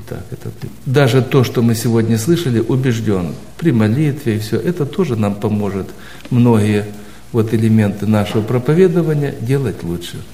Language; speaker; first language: Russian; native; Russian